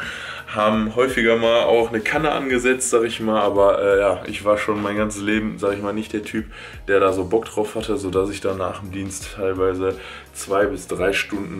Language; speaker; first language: German; native; German